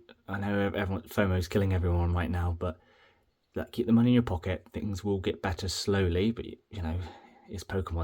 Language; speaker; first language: English; native; English